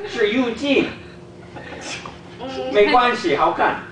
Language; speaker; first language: Chinese; non-native, learner; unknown